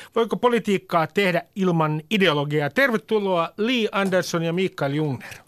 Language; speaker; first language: Finnish; native; Finnish